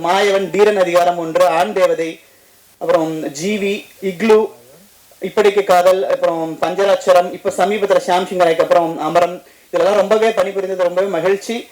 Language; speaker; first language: Tamil; native; Tamil